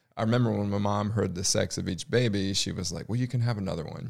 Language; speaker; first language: English; native; English